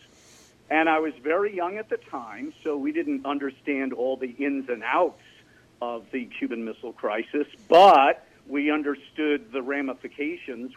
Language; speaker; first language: English; native; English